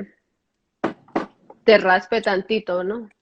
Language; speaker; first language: Spanish; early bilingual, heritage; Spanish